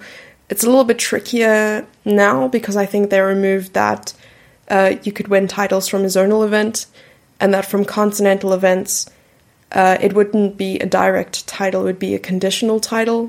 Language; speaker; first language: English; native; English